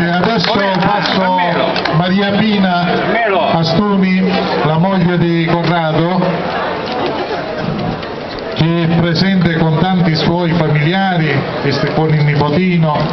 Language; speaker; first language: Italian; native; Italian